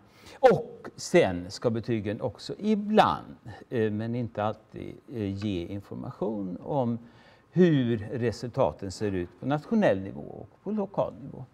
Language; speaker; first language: Swedish; native; Swedish